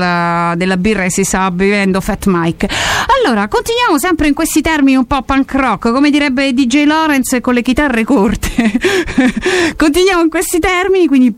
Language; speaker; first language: Italian; native; Italian